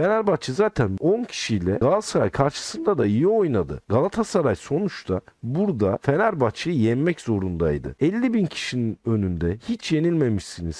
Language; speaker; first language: Turkish; native; Turkish